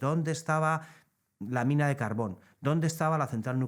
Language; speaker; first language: Spanish; native; Spanish